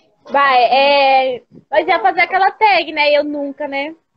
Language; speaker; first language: Portuguese; native; Portuguese